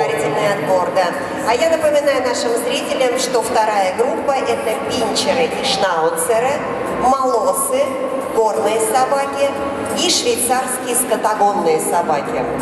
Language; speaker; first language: Russian; native; Russian